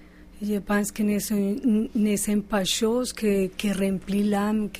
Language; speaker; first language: French; non-native, fluent; Spanish